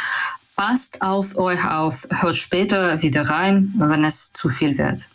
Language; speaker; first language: German; non-native, learner; Russian